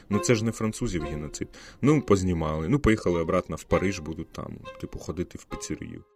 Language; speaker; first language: Ukrainian; non-native, local second language; Russian